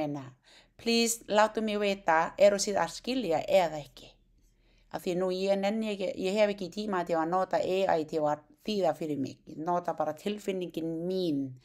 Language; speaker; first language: Icelandic; non-native, learner; Thai